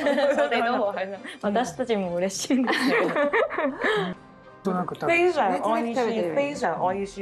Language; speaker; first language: Japanese; non-native, learner; Cantonese